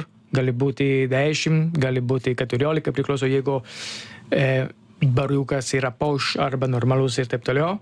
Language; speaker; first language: Lithuanian; non-native, fluent; Italian